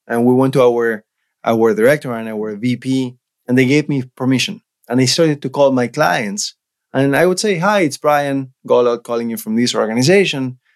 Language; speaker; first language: English; non-native, fluent; Spanish